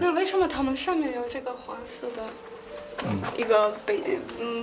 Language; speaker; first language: Chinese; non-native, learner; Ukrainian